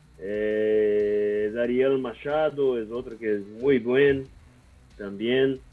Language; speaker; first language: Spanish; non-native, learner; Portuguese